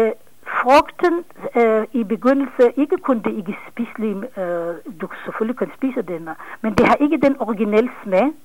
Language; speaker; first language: Danish; non-native, fluent; Hebrew